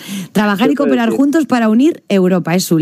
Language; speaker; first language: Spanish; native; Spanish